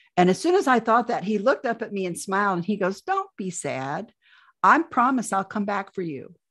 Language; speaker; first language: English; native; English